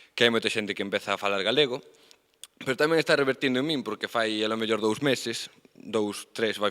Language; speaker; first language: Galician; native; Galician